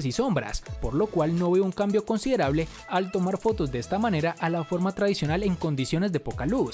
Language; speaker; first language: Spanish; native; Spanish